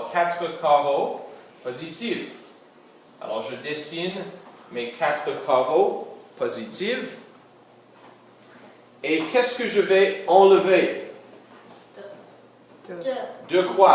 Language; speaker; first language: French; non-native, local second language; English